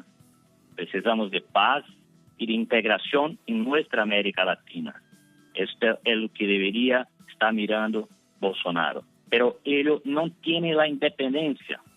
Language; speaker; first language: Spanish; non-native, fluent; Portuguese